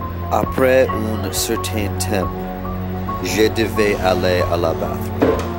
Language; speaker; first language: French; non-native, learner; English